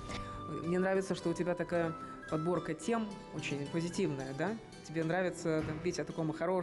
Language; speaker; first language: Russian; native; Russian